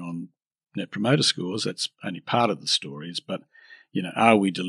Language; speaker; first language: English; native; English